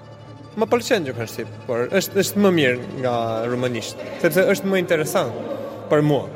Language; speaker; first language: Albanian; non-native, learner; Bulgarian